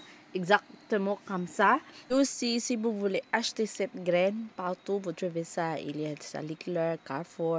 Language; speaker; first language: French; non-native, learner; Filipino